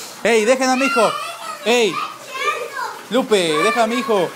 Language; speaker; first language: Spanish; native; Spanish